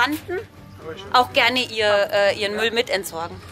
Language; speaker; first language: German; native; German